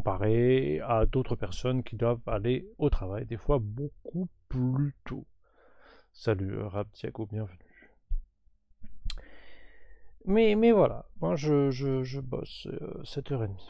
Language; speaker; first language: French; native; French